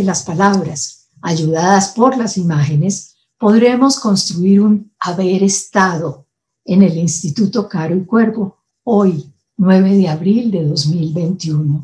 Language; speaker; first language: Spanish; native; Spanish